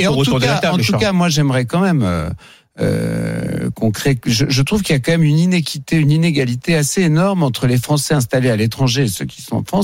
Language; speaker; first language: French; native; French